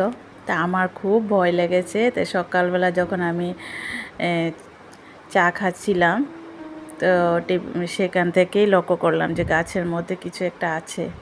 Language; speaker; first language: Bangla; native; Bangla